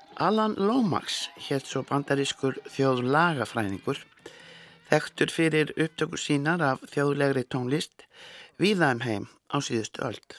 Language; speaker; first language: Icelandic; native; Icelandic